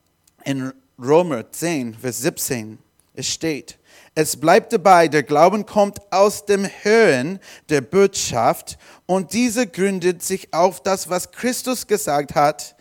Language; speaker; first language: German; non-native, learner; English